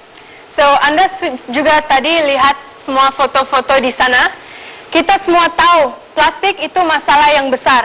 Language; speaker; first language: Indonesian; non-native, local second language; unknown